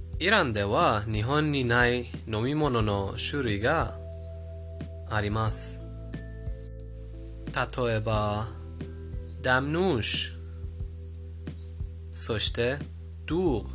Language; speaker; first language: Japanese; non-native, learner; Persian